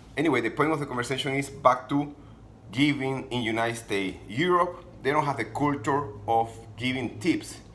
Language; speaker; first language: English; non-native, fluent; Spanish